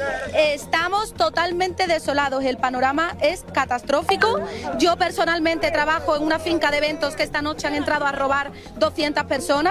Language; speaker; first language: Spanish; native; Spanish